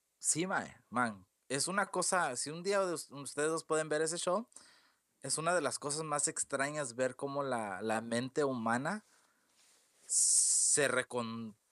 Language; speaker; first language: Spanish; early bilingual, heritage; Spanish